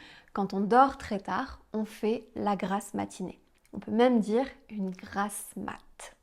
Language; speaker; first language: French; native; French